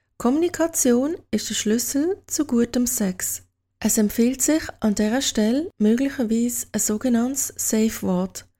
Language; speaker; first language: German; native; German